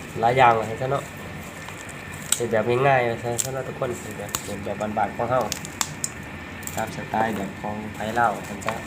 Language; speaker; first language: Thai; non-native, local second language; Northeastern Thai